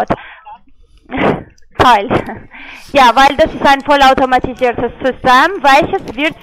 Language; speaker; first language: German; non-native, learner; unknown